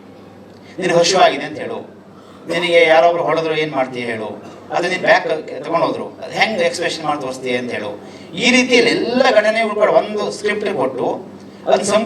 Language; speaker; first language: Kannada; native; Kannada